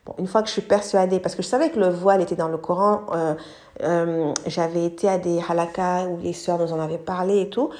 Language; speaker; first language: French; non-native, local second language; English